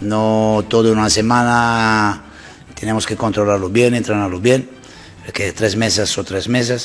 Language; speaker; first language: Spanish; non-native, learner; Italian